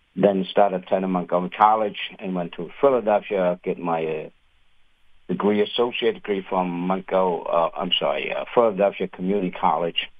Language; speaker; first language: English; non-native, fluent; Khmer